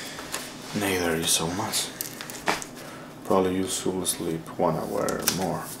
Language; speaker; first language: English; non-native, learner; Spanish